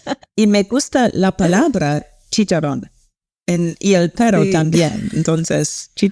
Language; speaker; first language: Spanish; non-native, learner; English